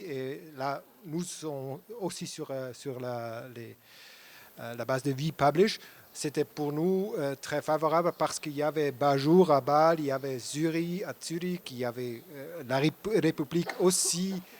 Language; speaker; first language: French; non-native, local second language; German